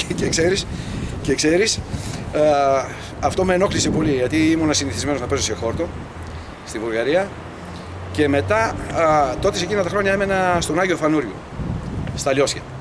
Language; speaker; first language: Greek; early bilingual, heritage; Greek